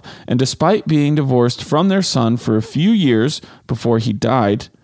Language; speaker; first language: English; native; English